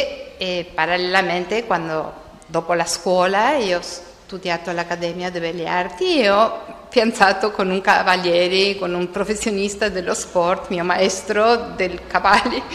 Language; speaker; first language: Italian; non-native, learner; Spanish